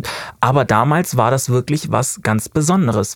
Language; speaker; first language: German; native; German